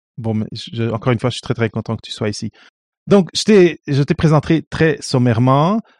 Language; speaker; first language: French; non-native, fluent; Portuguese